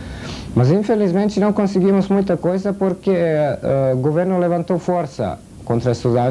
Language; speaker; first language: Portuguese; non-native, fluent; Serbian